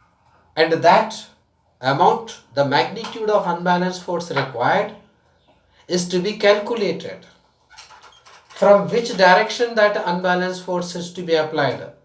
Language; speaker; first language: English; non-native, local second language; Tamil